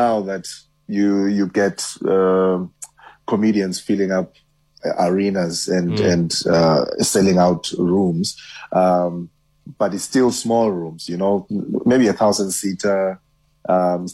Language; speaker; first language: English; non-native, local second language; Xhosa